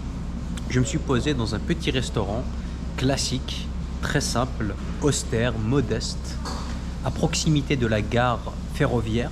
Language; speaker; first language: French; native; French